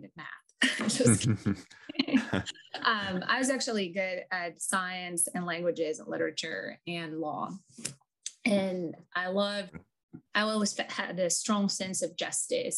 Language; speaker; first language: English; non-native, fluent; Ukrainian